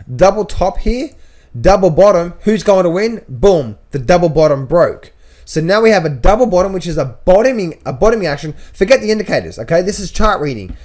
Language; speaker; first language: English; native; English